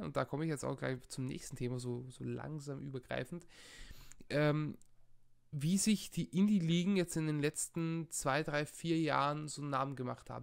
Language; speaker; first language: German; native; German